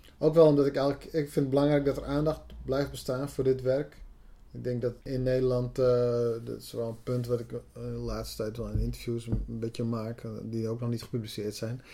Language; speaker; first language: Dutch; non-native, local second language; Western Frisian